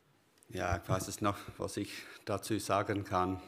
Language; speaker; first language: German; non-native, learner; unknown